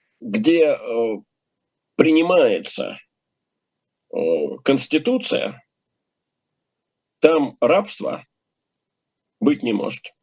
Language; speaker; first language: Russian; native; Russian